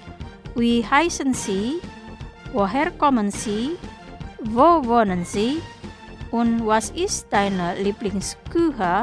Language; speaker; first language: German; non-native, fluent; Indonesian